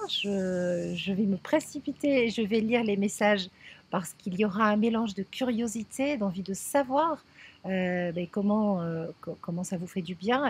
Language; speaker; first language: French; native; French